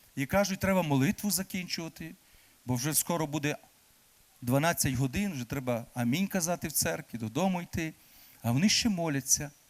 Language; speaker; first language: Ukrainian; native; Ukrainian